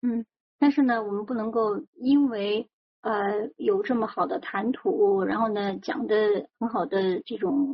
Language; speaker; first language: Chinese; native; Chinese